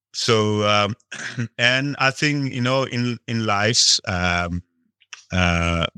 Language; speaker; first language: English; non-native, local second language; Nepali